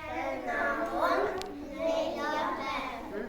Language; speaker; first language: Estonian; non-native, local second language; Russian